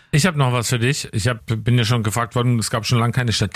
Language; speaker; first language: German; native; German